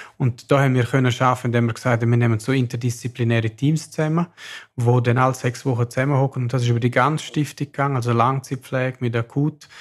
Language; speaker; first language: German; non-native, local second language; Romansh